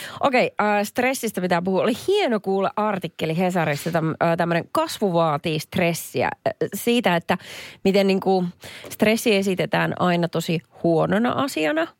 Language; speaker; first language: Finnish; native; Finnish